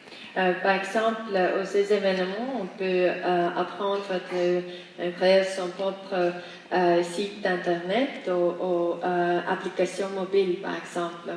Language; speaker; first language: French; non-native, fluent; Estonian